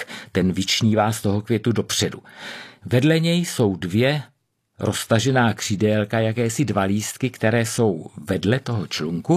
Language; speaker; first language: Czech; native; Czech